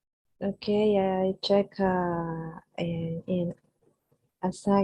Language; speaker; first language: English; non-native, learner; Spanish